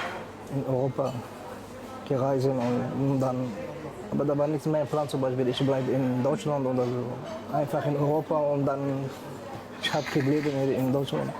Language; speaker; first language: German; non-native, learner; Arabic